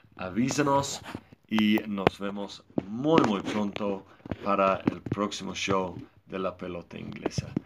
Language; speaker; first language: Spanish; non-native, fluent; English